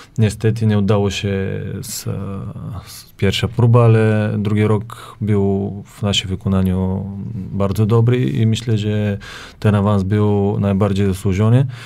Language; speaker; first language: Polish; non-native, learner; Bulgarian